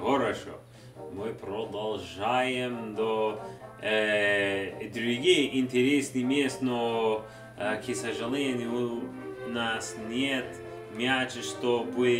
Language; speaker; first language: Russian; non-native, learner; English